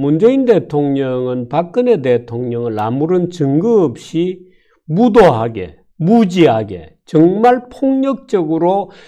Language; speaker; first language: Korean; native; Korean